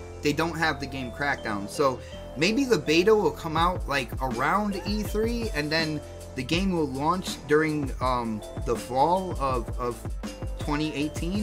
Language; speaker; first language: English; native; English